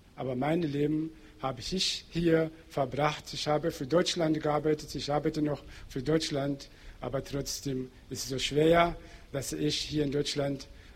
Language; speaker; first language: German; non-native, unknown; Portuguese